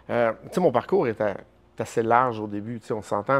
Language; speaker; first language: French; native; French